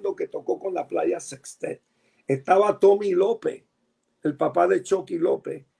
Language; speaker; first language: Spanish; early bilingual, heritage; Spanish